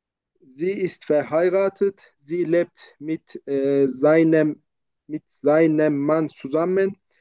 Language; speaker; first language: German; non-native, learner; Turkish